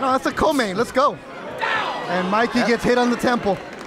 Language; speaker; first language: English; native; English